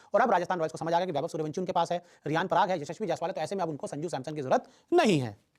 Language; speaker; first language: Hindi; native; Hindi